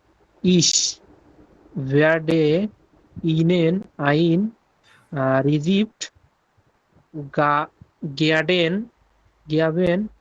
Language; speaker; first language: German; non-native, learner; Bangla